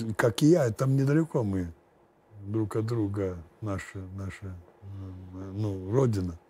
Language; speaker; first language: Russian; non-native, fluent; Lithuanian